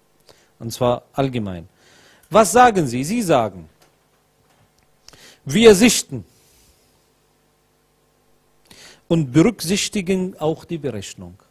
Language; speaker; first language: German; non-native, fluent; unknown